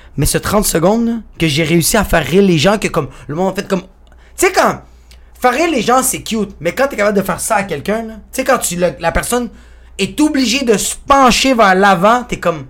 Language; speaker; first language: French; early bilingual, other home language; Spanish